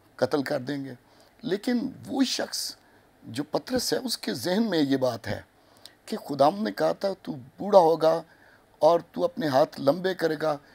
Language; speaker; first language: Urdu; non-native, local second language; Punjabi